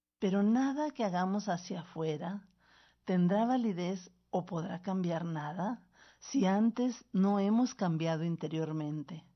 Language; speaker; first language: Spanish; native; Spanish